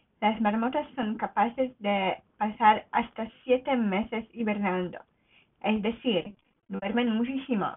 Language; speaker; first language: Spanish; non-native, learner; Polish